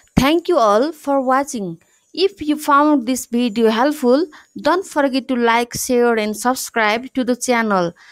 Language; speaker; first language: English; non-native, local second language; Nepali